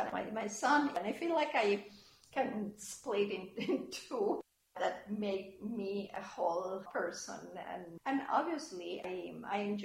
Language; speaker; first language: English; non-native, fluent; Spanish